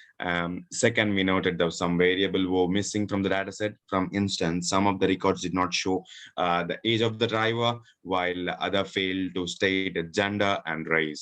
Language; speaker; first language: English; non-native, local second language; Urdu